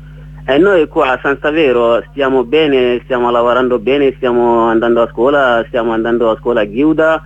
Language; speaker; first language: Italian; non-native, learner; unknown